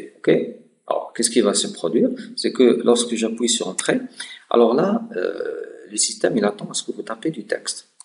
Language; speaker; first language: French; non-native, local second language; Arabic